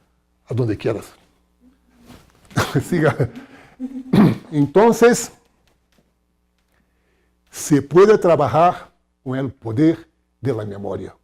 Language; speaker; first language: Spanish; non-native, fluent; Portuguese